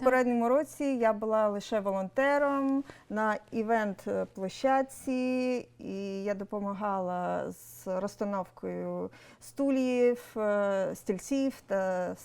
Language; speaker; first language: Ukrainian; non-native, local second language; Russian